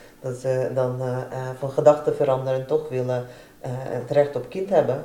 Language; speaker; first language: Dutch; non-native, fluent; Russian